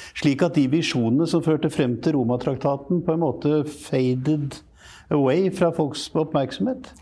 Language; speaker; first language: Norwegian; native; Norwegian